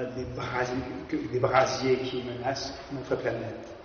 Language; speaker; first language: French; native; French